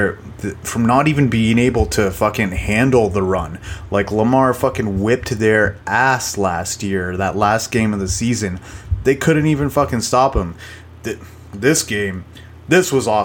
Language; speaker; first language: English; native; English